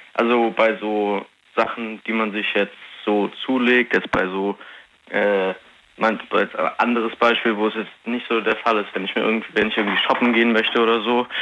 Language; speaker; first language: German; native; German